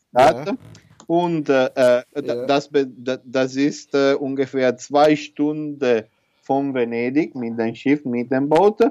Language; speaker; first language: German; non-native, learner; Italian